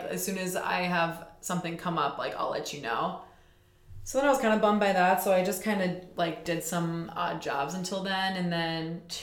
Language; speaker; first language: English; native; English